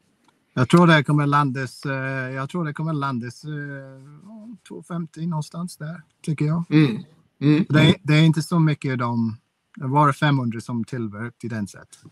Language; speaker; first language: Swedish; non-native, fluent; English